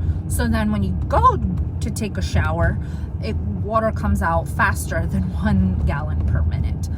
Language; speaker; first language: English; native; English